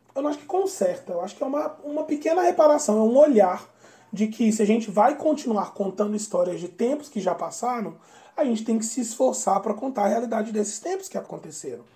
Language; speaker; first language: Portuguese; native; Portuguese